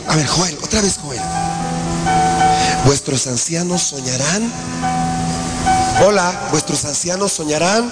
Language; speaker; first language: Spanish; native; Spanish